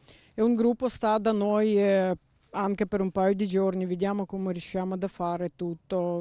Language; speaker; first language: Italian; non-native, learner; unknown